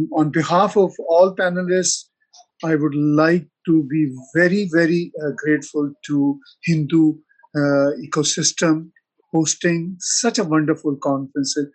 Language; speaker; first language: English; non-native, local second language; Punjabi